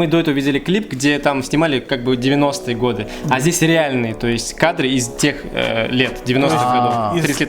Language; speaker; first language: Russian; native; Russian